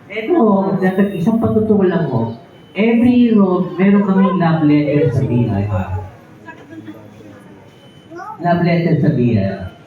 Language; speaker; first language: Filipino; native; Filipino